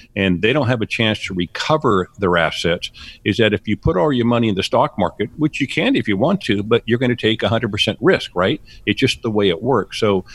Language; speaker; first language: English; native; English